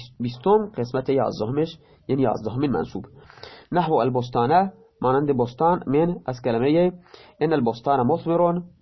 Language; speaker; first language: Persian; non-native, local second language; Baluchi